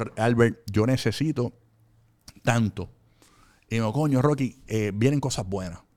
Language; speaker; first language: Spanish; native; Spanish